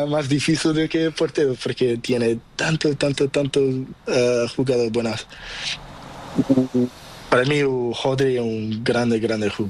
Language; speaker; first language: Spanish; non-native, learner; Portuguese